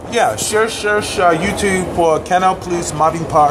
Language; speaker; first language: French; non-native, learner; English